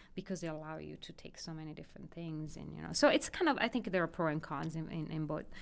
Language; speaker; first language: English; non-native, fluent; Italian